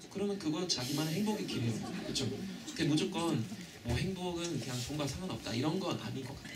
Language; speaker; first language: Korean; non-native, fluent; German